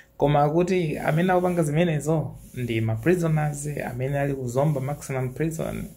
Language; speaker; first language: Nyanja; native; Nyanja